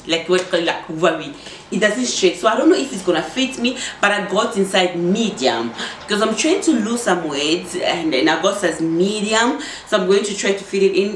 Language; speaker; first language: English; non-native, fluent; Lingala